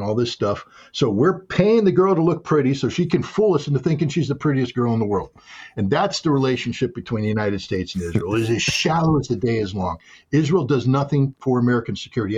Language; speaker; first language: English; native; English